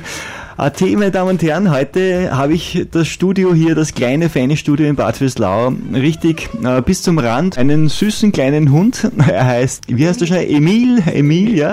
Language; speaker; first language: German; native; German